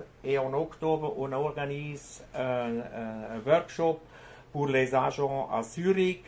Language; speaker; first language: French; non-native, fluent; German